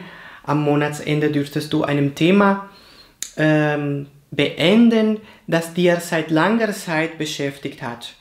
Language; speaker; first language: German; non-native, fluent; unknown